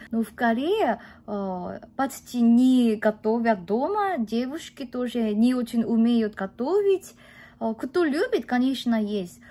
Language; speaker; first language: Russian; non-native, fluent; Korean